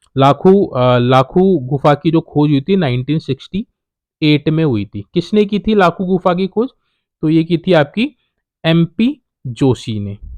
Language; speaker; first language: Hindi; native; Hindi